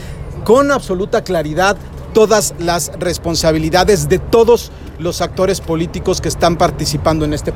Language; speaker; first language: Spanish; native; Spanish